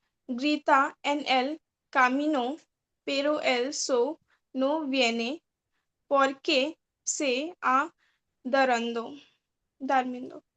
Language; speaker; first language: Spanish; non-native, learner; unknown